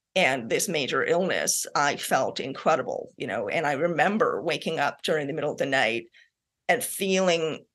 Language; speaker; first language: English; native; English